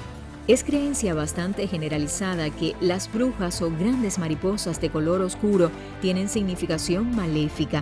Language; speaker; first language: Spanish; native; Spanish